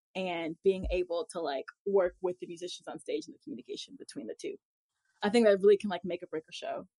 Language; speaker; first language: English; native; English